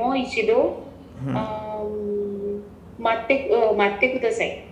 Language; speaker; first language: Japanese; non-native, learner; Hindi